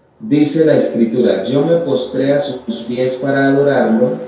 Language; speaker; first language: Spanish; native; Spanish